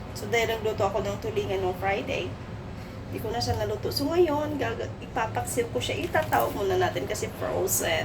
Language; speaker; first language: Filipino; non-native, local second language; Cebuano